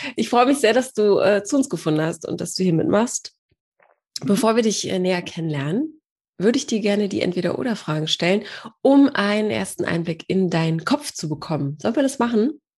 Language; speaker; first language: German; early bilingual, other home language; Polish